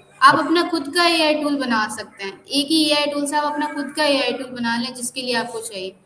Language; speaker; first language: Urdu; non-native, local second language; Sindhi